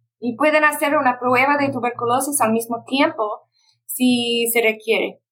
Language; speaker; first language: Spanish; non-native, fluent; English